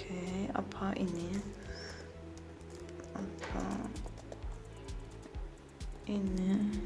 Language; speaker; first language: Indonesian; non-native, learner; Turkish